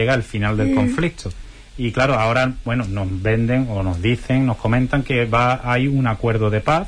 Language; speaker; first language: Spanish; native; Spanish